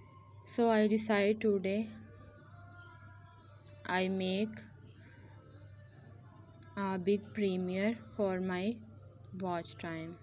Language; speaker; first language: English; non-native, learner; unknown